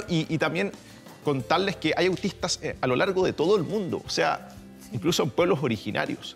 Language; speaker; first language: Spanish; native; Spanish